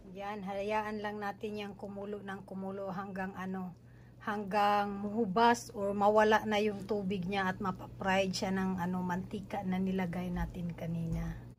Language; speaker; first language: Filipino; non-native, local second language; Cebuano